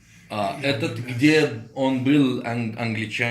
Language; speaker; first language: Russian; non-native, learner; Arabic